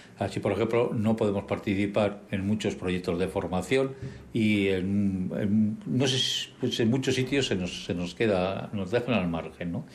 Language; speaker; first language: Spanish; native; Spanish